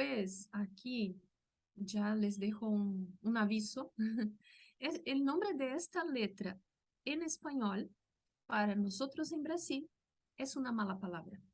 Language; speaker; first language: Spanish; non-native, fluent; Portuguese